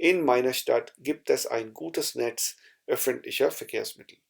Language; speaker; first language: German; non-native, fluent; Urdu